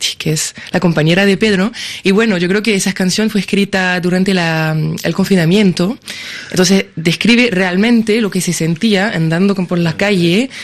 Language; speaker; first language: Spanish; non-native, fluent; French